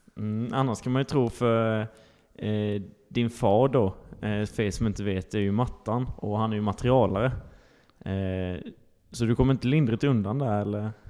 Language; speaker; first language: Swedish; native; Swedish